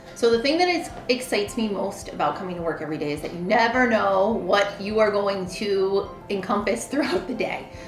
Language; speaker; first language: English; native; English